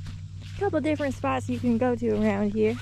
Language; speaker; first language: English; native; English